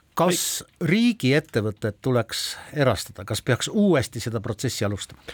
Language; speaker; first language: Estonian; native; Estonian